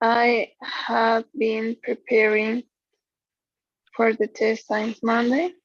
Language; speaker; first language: English; non-native, learner; Spanish